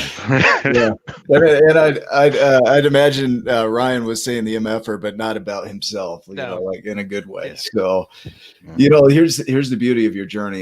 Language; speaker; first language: English; native; English